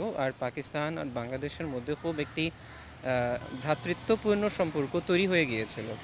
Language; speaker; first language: Bangla; non-native, fluent; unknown